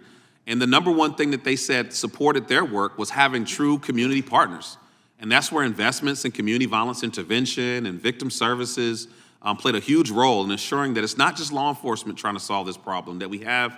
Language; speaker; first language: English; native; English